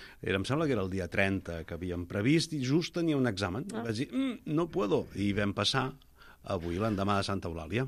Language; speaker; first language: Catalan; native; Catalan